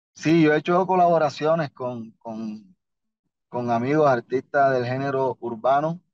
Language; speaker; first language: Spanish; native; Spanish